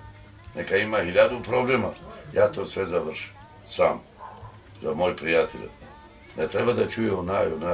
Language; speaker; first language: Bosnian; non-native, local second language; Romany